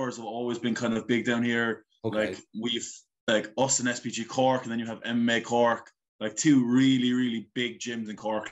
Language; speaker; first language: English; native; English